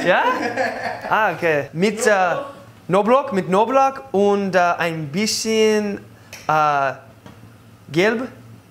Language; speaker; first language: German; non-native, learner; English